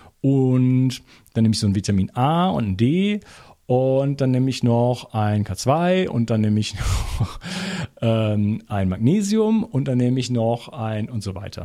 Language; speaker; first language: German; native; German